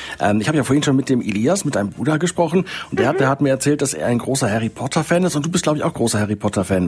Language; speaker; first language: German; native; German